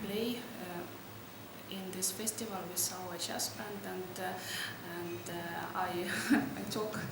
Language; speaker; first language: English; non-native, learner; Estonian